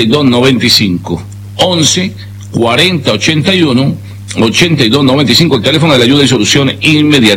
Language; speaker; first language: Spanish; native; Spanish